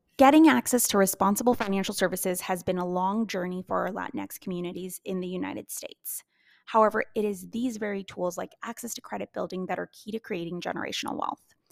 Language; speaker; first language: English; native; English